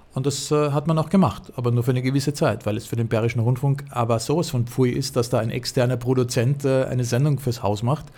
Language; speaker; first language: German; native; German